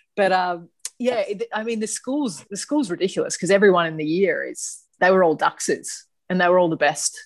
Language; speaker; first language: English; native; English